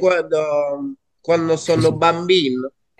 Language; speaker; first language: Italian; non-native, learner; Spanish